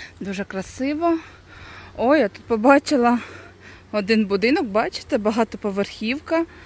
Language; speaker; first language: Ukrainian; non-native, local second language; Russian